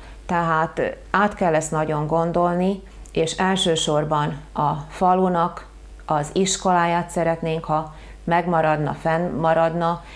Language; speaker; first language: Hungarian; native; Hungarian